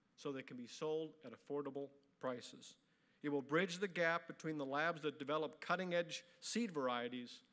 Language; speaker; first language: English; native; English